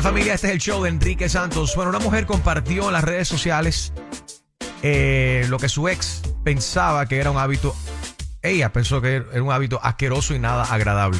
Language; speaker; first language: Spanish; native; Spanish